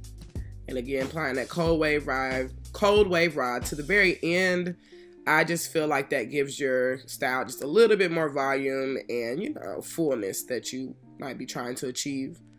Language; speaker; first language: English; native; English